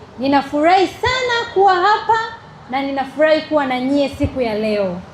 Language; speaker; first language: Swahili; native; Swahili